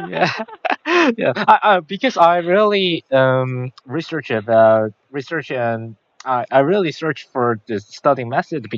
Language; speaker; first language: English; non-native, learner; Korean